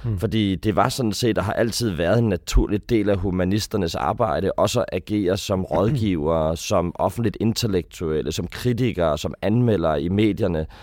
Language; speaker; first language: Danish; native; Danish